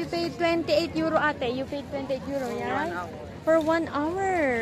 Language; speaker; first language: English; non-native, fluent; Filipino